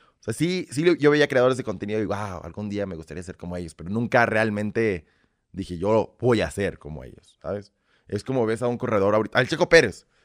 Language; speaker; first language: Spanish; early bilingual, other home language; Russian